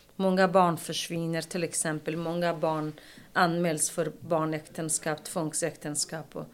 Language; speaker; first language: Swedish; non-native, fluent; Kurdish